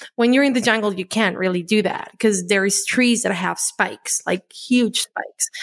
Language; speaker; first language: English; non-native, fluent; Spanish